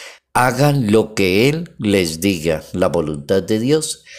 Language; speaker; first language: Spanish; native; Spanish